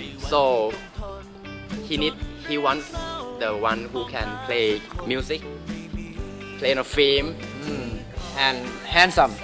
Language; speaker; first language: English; non-native, learner; Thai